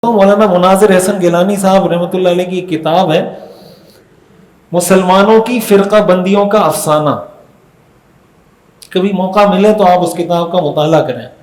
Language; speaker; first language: Urdu; native; Urdu